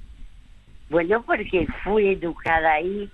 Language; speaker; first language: Spanish; early bilingual, other home language; French